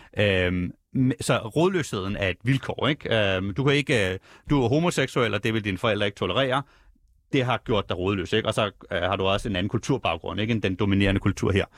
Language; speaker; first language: Danish; native; Danish